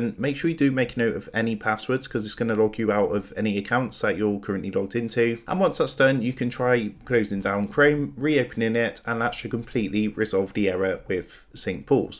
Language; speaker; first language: English; native; English